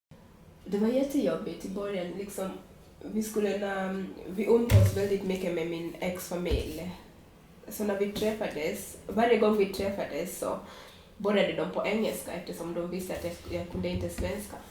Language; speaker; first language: Swedish; non-native, fluent; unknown